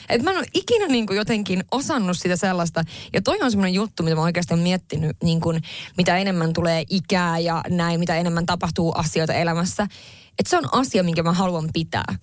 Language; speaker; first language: Finnish; native; Finnish